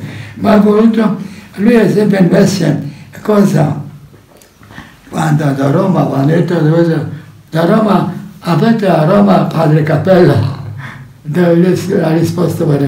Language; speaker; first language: Italian; non-native, learner; Polish